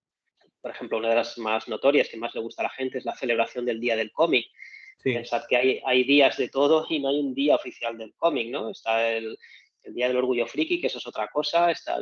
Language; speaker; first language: Spanish; native; Spanish